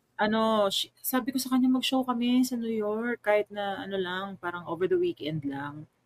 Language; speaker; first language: Filipino; native; Filipino